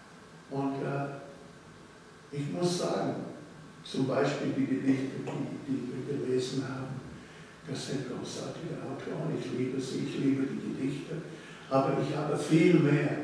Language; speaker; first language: German; early bilingual, heritage; German